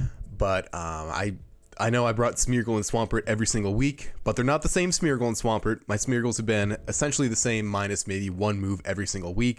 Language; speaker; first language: English; native; English